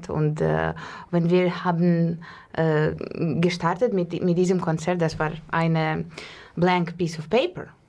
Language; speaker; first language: German; non-native, learner; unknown